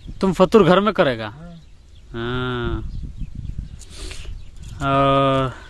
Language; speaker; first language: Hindi; native; Hindi